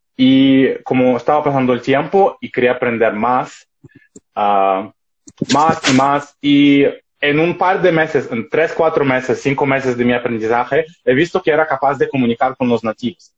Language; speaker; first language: Spanish; non-native, fluent; Russian